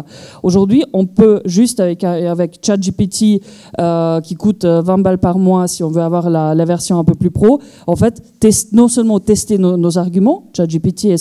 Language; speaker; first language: French; native; French